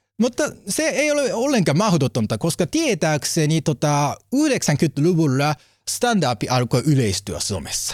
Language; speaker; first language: Finnish; non-native, learner; Japanese